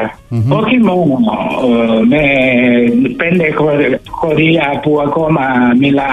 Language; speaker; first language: Greek; early bilingual, heritage; Greek